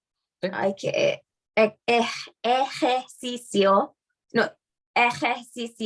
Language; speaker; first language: Spanish; non-native, learner; English